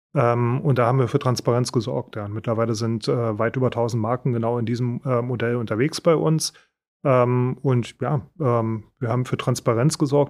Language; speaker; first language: German; native; German